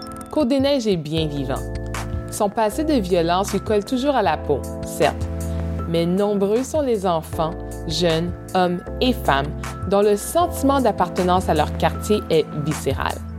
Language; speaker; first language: French; native; French